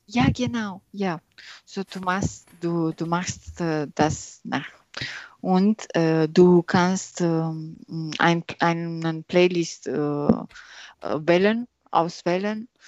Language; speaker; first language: German; non-native, learner; French